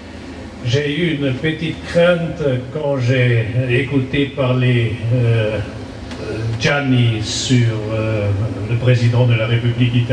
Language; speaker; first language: French; non-native, fluent; German